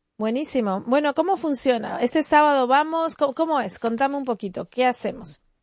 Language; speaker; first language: Spanish; native; Spanish